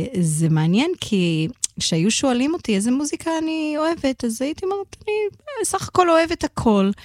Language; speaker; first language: Hebrew; non-native, fluent; English